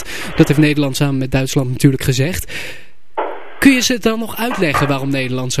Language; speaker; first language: Dutch; native; Dutch